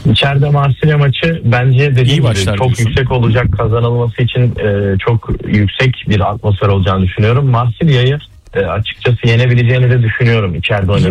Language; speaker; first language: Turkish; native; Turkish